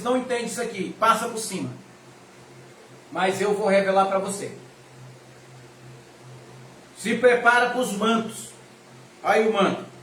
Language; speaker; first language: Portuguese; native; Portuguese